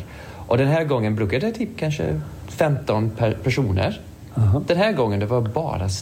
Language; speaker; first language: Swedish; non-native, fluent; English